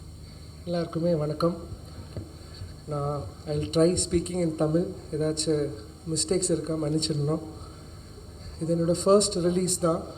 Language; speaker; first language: Tamil; non-native, learner; Malayalam